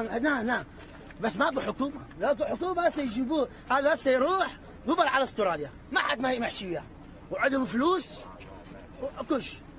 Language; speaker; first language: Arabic; native; Arabic